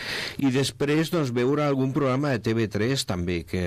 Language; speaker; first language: Catalan; non-native, local second language; Spanish